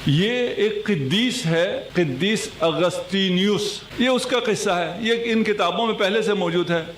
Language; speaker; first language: Urdu; non-native, local second language; Punjabi